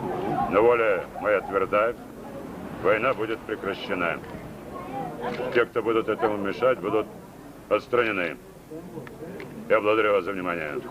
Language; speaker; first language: Russian; native; Russian